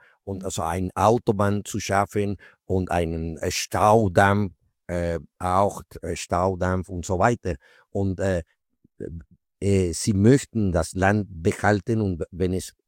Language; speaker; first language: German; non-native, fluent; Spanish